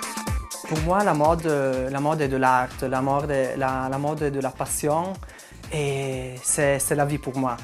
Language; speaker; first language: French; non-native, local second language; Italian